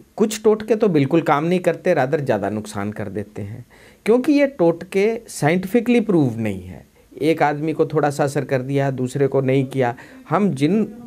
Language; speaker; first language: Hindi; non-native, local second language; Punjabi